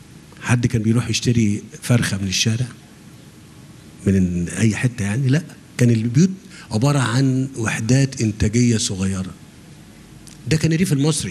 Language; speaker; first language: Arabic; native; Arabic